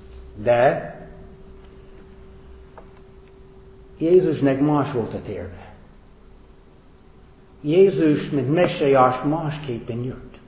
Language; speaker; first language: Hungarian; non-native, fluent; English